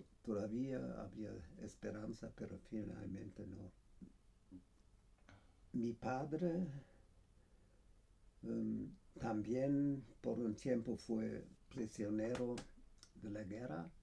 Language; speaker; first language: Spanish; non-native, fluent; German